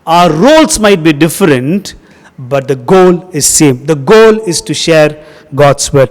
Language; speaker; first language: English; non-native, local second language; Tamil